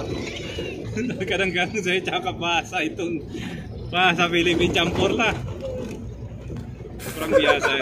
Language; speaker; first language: Indonesian; non-native, learner; Filipino